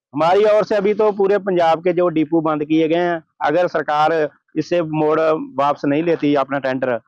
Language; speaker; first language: Hindi; non-native, local second language; Punjabi